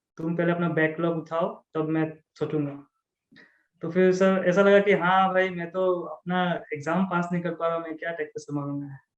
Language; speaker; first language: Hindi; non-native, local second language; Assamese